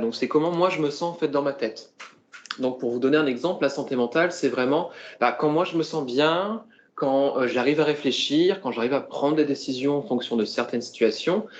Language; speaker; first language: French; native; French